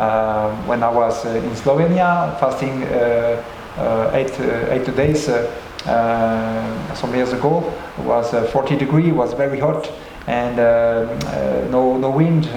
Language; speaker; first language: English; non-native, learner; French